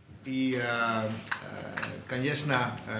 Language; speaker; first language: Russian; non-native, learner; Dutch